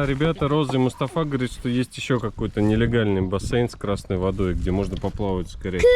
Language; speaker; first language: Russian; native; Russian